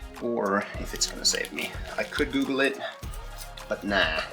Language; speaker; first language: English; native; English